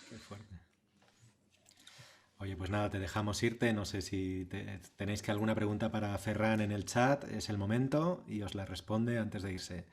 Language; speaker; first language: Spanish; native; Spanish